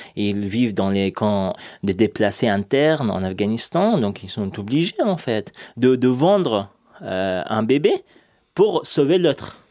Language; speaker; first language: French; non-native, fluent; Persian